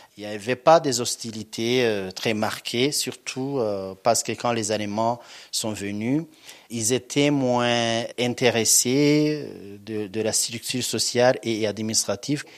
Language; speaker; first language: French; non-native, local second language; Kinyarwanda